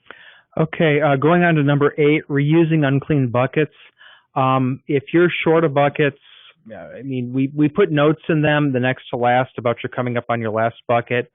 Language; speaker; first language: English; native; English